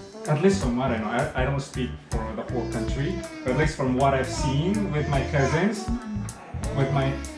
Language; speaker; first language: English; non-native, fluent; Indonesian